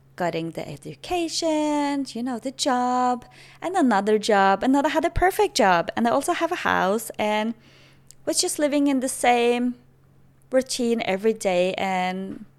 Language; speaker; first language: English; non-native, fluent; Norwegian